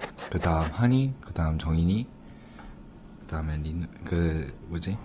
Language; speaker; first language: Korean; non-native, fluent; English